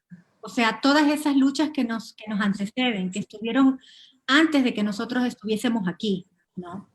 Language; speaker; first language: Spanish; native; Spanish